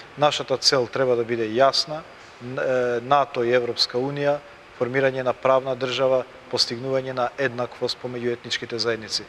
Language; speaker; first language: Macedonian; non-native, local second language; Albanian